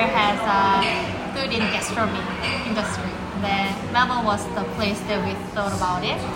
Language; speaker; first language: English; non-native, fluent; Korean